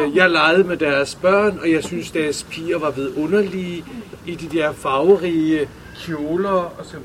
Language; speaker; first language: Danish; early bilingual, other home language; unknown